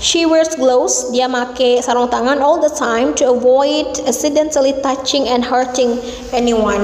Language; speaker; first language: English; non-native, fluent; Indonesian